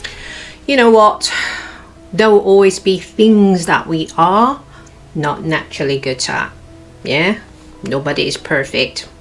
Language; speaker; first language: English; non-native, fluent; Cantonese